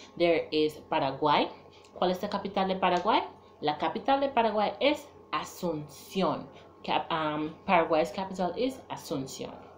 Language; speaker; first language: Spanish; non-native, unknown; English